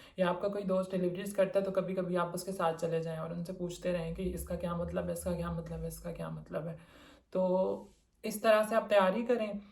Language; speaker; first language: Urdu; non-native, local second language; Punjabi